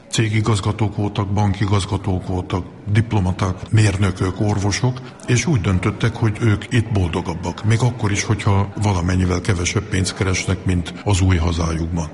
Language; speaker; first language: Hungarian; early bilingual, heritage; Hungarian